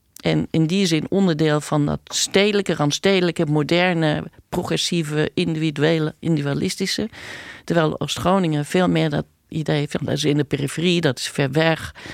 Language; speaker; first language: Dutch; native; Dutch